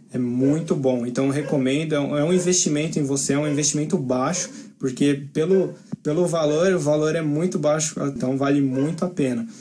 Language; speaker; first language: Portuguese; native; Portuguese